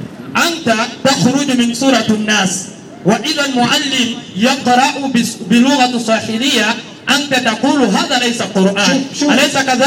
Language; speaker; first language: Arabic; non-native, learner; Swahili